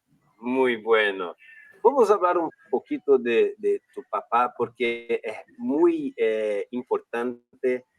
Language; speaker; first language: Spanish; non-native, learner; Portuguese